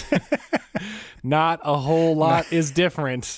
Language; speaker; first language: English; native; English